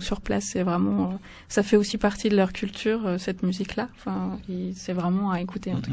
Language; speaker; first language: French; native; French